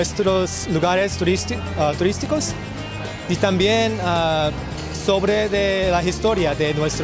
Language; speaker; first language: Spanish; non-native, learner; Korean